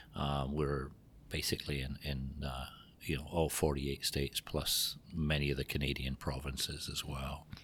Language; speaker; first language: English; native; English